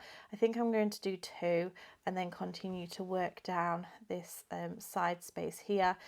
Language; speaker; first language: English; native; English